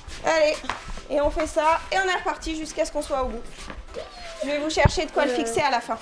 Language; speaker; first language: French; native; French